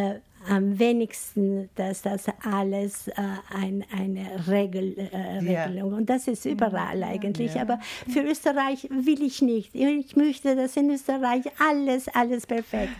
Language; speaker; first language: German; non-native, learner; Albanian